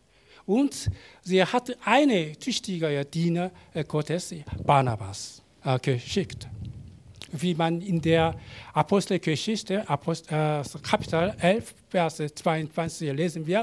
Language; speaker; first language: German; non-native, learner; Korean